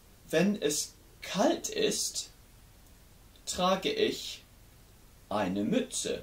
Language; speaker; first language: German; non-native, fluent; English